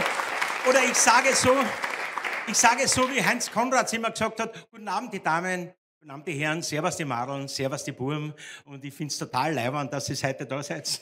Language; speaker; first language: German; native; German